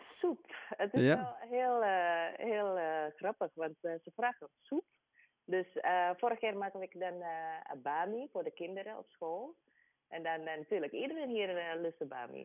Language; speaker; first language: Dutch; non-native, learner; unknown